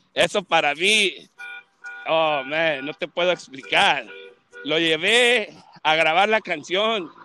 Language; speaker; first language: Spanish; early bilingual, heritage; Spanish